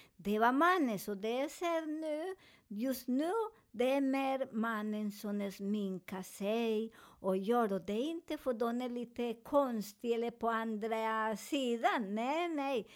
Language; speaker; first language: Swedish; non-native, learner; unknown